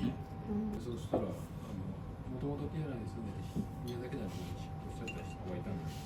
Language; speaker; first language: Japanese; native; Japanese